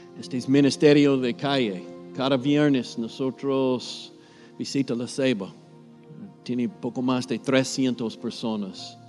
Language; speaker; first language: Spanish; non-native, learner; English